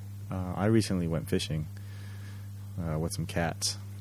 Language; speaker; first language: English; early bilingual, other home language; Japanese